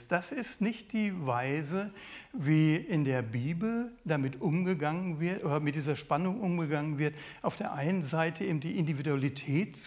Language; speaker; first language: German; native; German